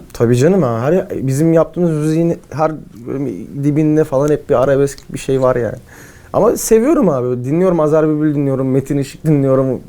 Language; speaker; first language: Turkish; native; Turkish